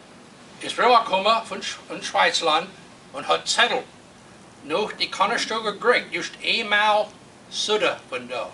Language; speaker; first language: German; early bilingual, heritage; Pennsylvania German